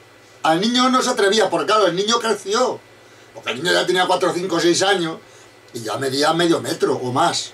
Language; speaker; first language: Spanish; native; Spanish